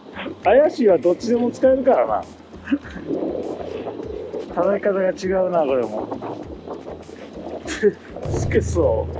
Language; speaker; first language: Japanese; native; Japanese